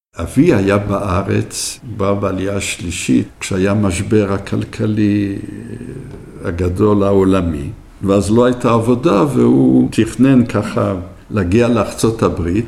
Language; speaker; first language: Hebrew; early bilingual, other home language; French